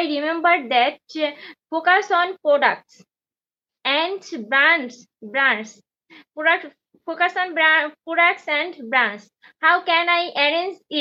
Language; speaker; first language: English; non-native, learner; Bangla